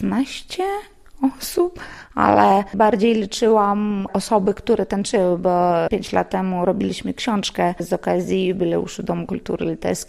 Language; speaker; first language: Polish; non-native, local second language; Lithuanian